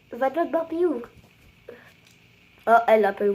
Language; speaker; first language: French; native; French